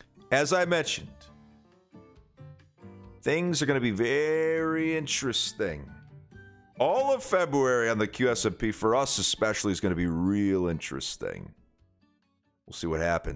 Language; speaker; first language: English; native; English